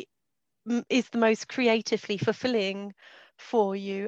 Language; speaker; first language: English; native; English